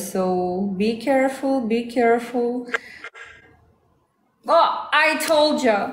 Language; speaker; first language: English; non-native, learner; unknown